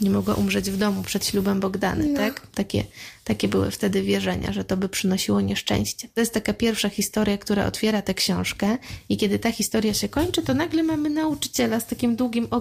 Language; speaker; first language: Polish; native; Polish